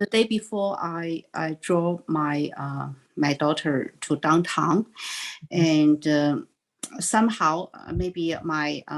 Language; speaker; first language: English; non-native, learner; Chinese